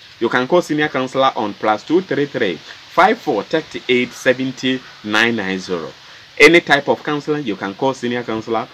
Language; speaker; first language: English; non-native, local second language; Akan